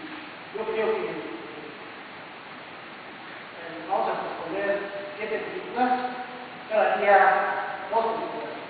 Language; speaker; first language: Spanish; non-native, fluent; Chinese